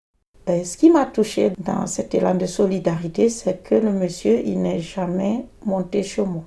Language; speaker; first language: French; native; French